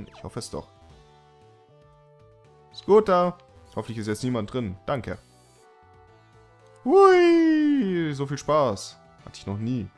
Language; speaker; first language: German; native; German